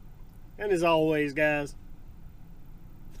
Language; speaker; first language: English; native; English